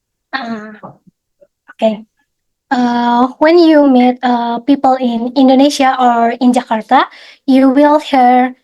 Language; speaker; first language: English; non-native, fluent; Indonesian